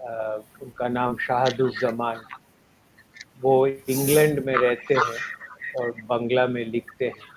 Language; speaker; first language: Hindi; non-native, local second language; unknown